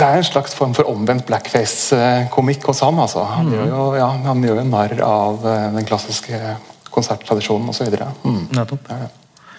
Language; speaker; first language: Norwegian; native; Norwegian